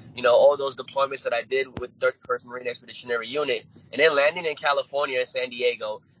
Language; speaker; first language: English; native; English